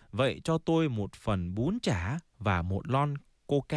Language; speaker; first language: Vietnamese; non-native, fluent; Korean